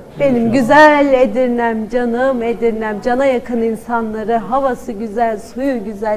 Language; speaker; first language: Turkish; native; Turkish